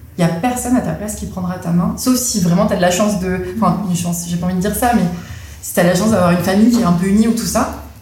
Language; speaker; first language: French; native; French